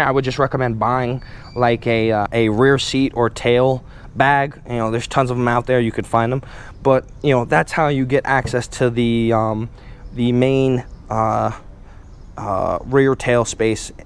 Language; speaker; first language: English; native; English